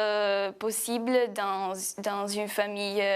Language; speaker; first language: French; non-native, fluent; Italian